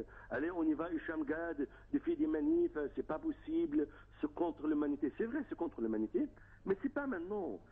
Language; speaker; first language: French; non-native, fluent; Arabic